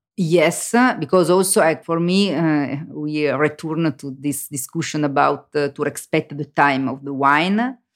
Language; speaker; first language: English; non-native, learner; Italian